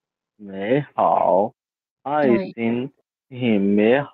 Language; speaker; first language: Chinese; non-native, learner; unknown